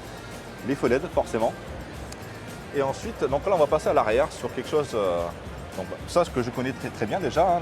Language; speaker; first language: French; native; French